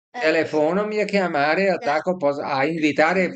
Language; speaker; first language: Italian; non-native, fluent; Serbian